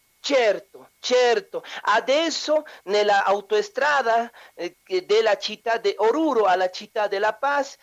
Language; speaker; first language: Italian; non-native, learner; Spanish